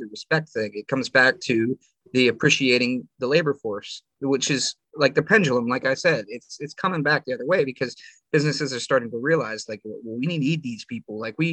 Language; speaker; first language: English; native; English